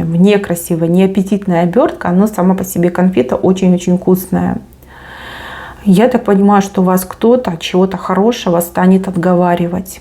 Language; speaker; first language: Russian; native; Russian